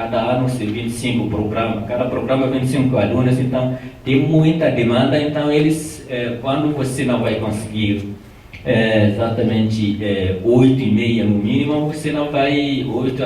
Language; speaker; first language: Portuguese; non-native, fluent; Tamasheq